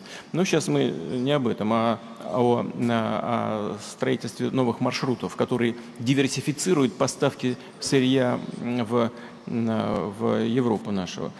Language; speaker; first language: Russian; native; Russian